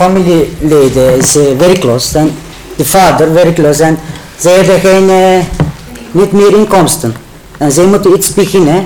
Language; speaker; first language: Dutch; non-native, learner; Turkish